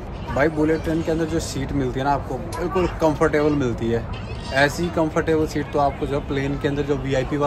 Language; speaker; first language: Hindi; native; Hindi